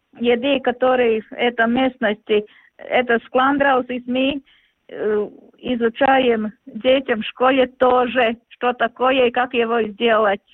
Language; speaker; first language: Russian; non-native, local second language; Latvian